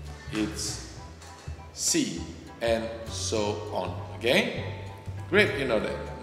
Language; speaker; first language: English; non-native, fluent; Indonesian